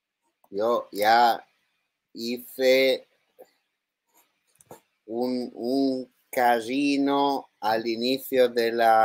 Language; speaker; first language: Spanish; non-native, learner; Italian